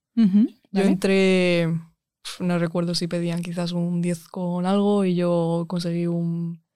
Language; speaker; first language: Spanish; native; Spanish